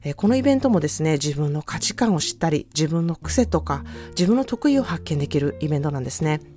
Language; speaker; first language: Japanese; native; Japanese